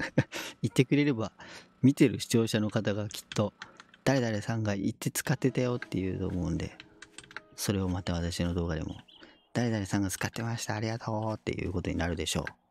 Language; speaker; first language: Japanese; native; Japanese